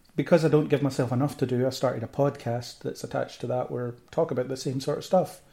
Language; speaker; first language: English; native; English